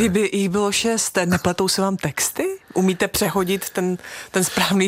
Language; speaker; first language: Czech; native; Czech